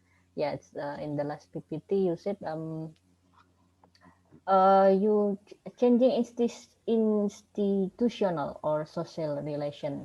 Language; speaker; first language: English; non-native, learner; Indonesian